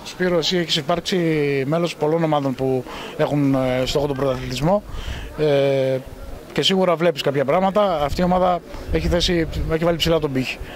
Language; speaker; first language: Greek; native; Greek